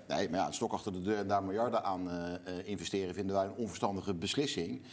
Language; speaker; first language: Dutch; native; Dutch